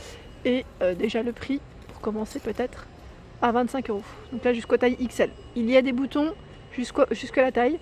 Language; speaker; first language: French; native; French